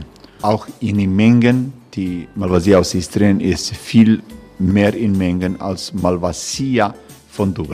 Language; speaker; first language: German; non-native, learner; Croatian